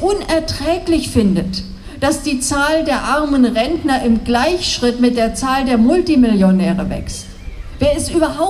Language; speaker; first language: German; native; German